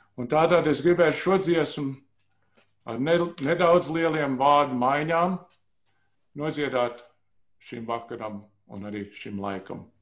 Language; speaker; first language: Latvian; early bilingual, heritage; Latvian